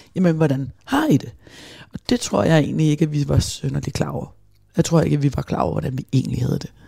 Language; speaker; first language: Danish; native; Danish